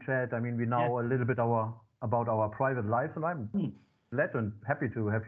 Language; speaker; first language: English; non-native, fluent; German